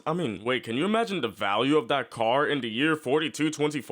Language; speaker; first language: English; native; English